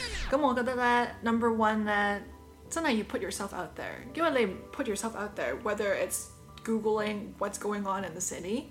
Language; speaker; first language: English; early bilingual, other home language; Cantonese